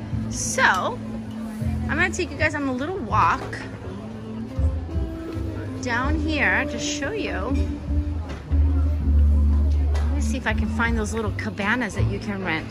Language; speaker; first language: English; native; English